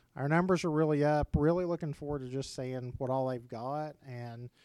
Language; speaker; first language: English; native; English